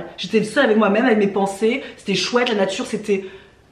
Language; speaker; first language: French; native; French